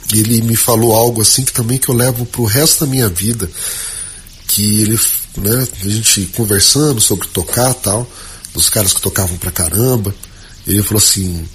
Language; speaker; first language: Portuguese; native; Portuguese